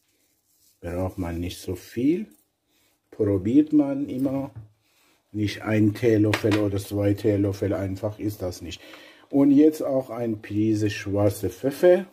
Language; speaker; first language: German; non-native, learner; Persian